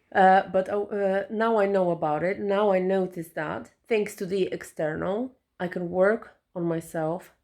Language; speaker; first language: English; non-native, fluent; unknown